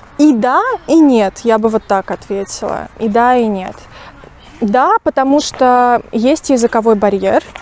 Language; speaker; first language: Russian; native; Russian